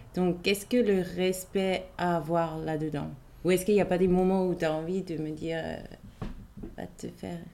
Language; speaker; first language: French; non-native, fluent; German